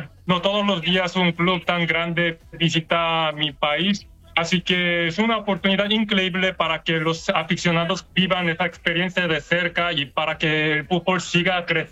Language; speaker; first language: Spanish; non-native, learner; Korean